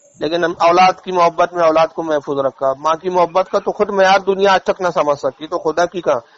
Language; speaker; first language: Urdu; native; Urdu